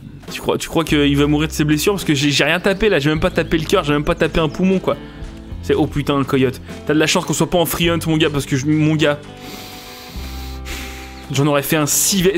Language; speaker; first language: French; native; French